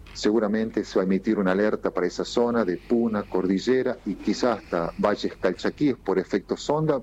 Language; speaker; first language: Spanish; native; Spanish